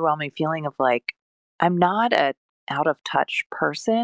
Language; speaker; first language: English; native; English